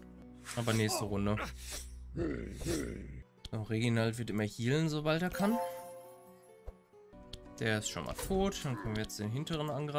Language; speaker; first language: German; native; German